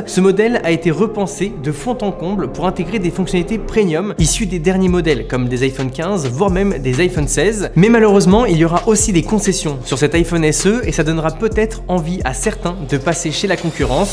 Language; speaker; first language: French; native; French